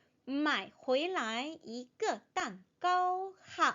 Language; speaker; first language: Chinese; non-native, fluent; Korean